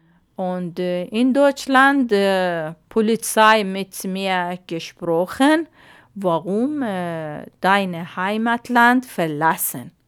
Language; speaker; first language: German; non-native, learner; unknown